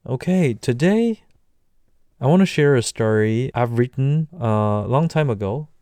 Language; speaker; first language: English; non-native, fluent; Chinese